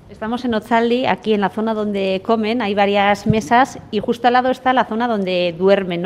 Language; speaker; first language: Spanish; native; Spanish